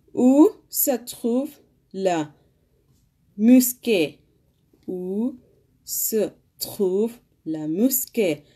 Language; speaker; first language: French; non-native, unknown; Arabic